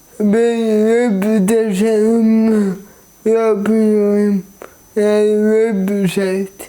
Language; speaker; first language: Turkish; early bilingual, heritage; Turkish